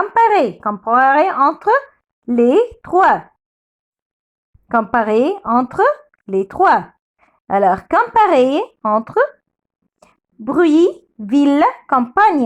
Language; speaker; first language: French; non-native, fluent; Arabic